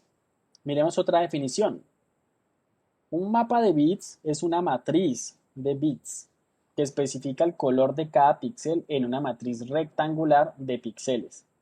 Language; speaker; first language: Spanish; native; Spanish